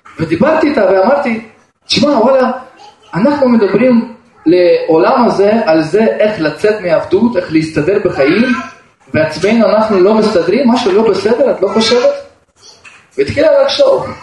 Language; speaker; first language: Hebrew; non-native, fluent; Russian